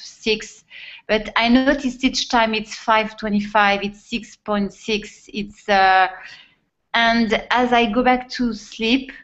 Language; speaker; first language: English; non-native, fluent; French